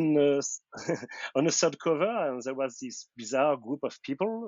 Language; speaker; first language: English; non-native, fluent; French